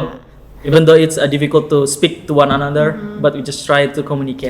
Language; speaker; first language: English; non-native, learner; Indonesian